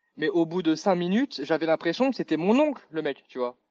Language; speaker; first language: French; native; French